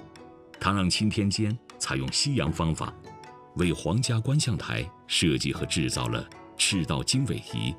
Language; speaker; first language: Chinese; native; Chinese